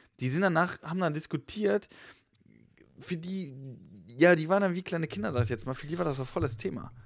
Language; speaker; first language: German; native; German